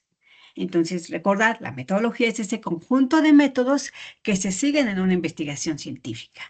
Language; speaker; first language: Spanish; native; Spanish